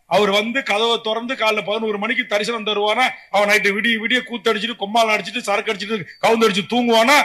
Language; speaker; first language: Tamil; native; Tamil